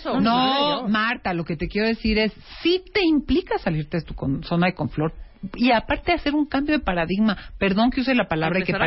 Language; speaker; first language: Spanish; native; Spanish